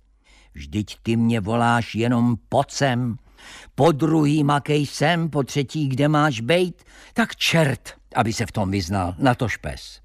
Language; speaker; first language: Czech; native; Czech